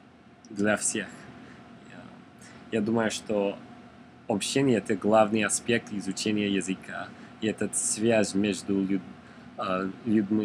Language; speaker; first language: Russian; non-native, learner; English